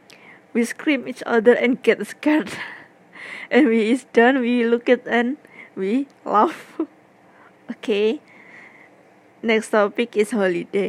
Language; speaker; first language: English; non-native, learner; Indonesian